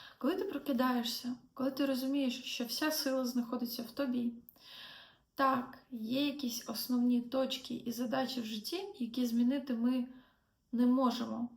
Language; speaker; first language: Ukrainian; non-native, local second language; Russian